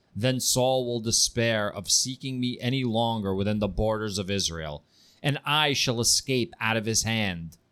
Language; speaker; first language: English; early bilingual, heritage; Ukrainian